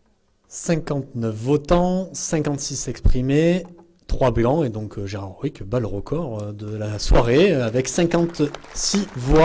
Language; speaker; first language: French; native; French